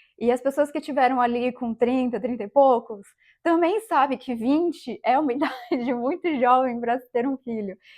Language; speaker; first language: Portuguese; native; Portuguese